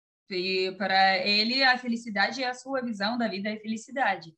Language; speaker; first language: Portuguese; non-native, learner; Russian